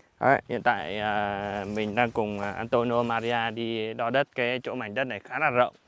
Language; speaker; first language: Vietnamese; native; Vietnamese